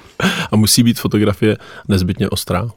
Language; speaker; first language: Czech; native; Czech